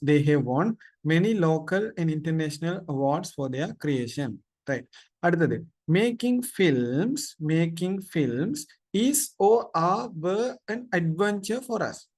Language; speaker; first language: English; non-native, local second language; Tamil